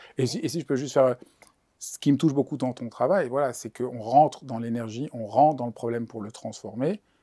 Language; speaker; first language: French; native; French